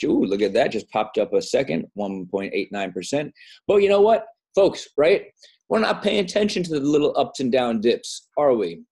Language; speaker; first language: English; native; English